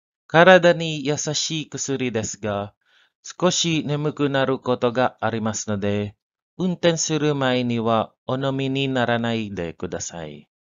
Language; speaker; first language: Japanese; non-native, learner; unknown